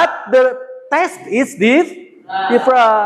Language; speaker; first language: English; non-native, learner; Indonesian